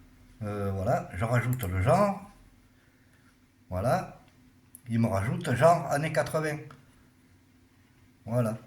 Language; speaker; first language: French; native; French